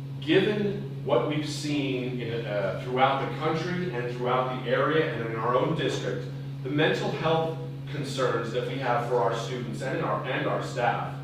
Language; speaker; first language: English; native; English